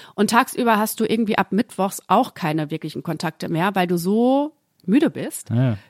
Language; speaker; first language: German; native; German